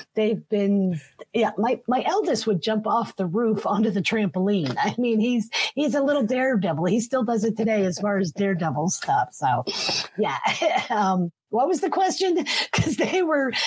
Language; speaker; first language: English; native; English